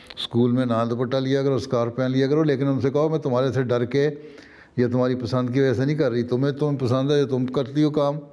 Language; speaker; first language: Urdu; native; Urdu